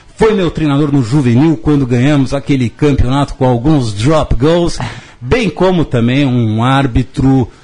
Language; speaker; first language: Portuguese; native; Portuguese